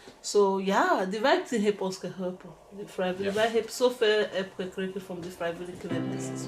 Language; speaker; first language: Dutch; non-native, learner; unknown